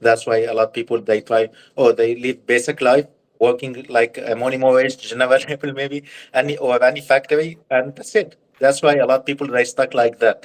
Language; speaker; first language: English; non-native, learner; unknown